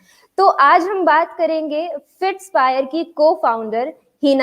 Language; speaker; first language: Hindi; native; Hindi